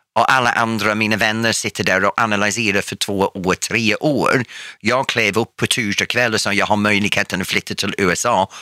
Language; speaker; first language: Swedish; non-native, fluent; English